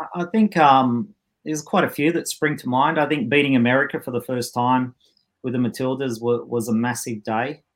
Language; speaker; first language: English; native; English